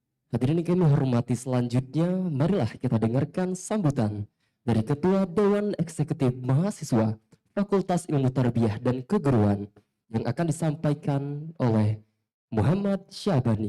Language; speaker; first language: Indonesian; native; Indonesian